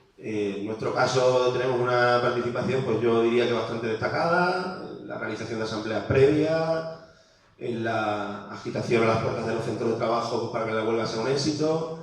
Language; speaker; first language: Spanish; native; Spanish